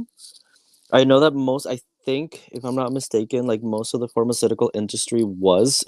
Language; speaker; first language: English; non-native, fluent; Spanish